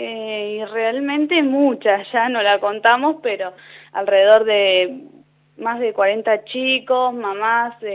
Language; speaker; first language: Spanish; native; Spanish